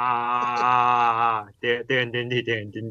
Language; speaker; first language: Spanish; non-native, learner; Japanese